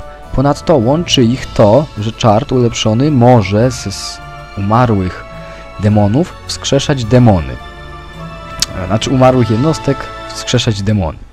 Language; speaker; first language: Polish; native; Polish